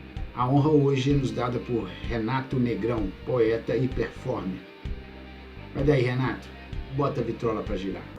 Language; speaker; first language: Portuguese; native; Portuguese